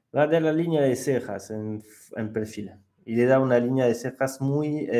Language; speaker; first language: Spanish; non-native, fluent; French